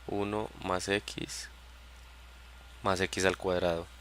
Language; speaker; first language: Spanish; native; Spanish